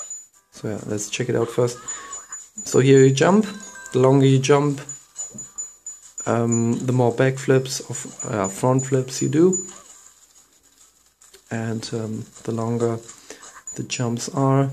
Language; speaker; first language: English; non-native, fluent; German